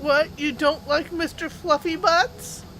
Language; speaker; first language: English; native; English